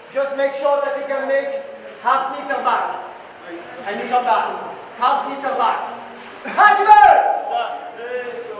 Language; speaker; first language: English; non-native, fluent; French